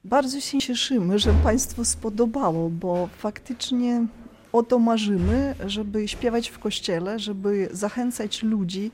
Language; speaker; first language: Polish; early bilingual, heritage; Polish